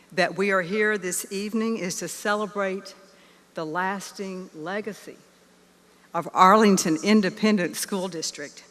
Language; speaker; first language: English; native; English